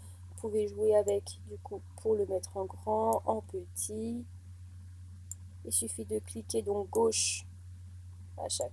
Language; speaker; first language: French; native; French